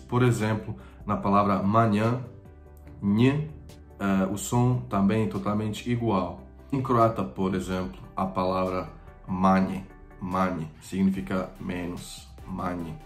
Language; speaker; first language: Portuguese; non-native, fluent; Croatian